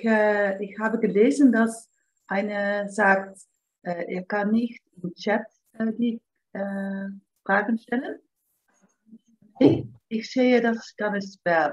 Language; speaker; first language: German; non-native, learner; Dutch